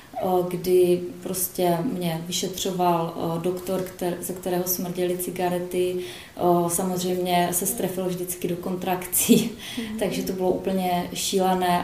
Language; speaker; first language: Czech; native; Czech